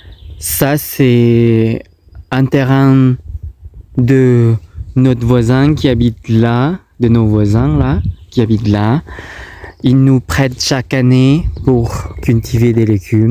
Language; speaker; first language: French; non-native, fluent; Thai